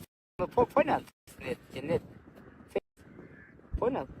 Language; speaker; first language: Russian; non-native, learner; Kyrgyz